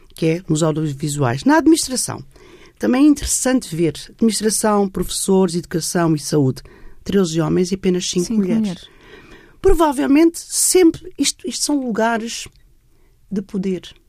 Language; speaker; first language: Portuguese; native; Portuguese